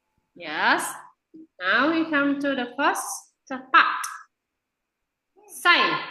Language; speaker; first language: English; non-native, fluent; Vietnamese